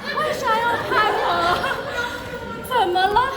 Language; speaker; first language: Chinese; non-native, learner; Mongolian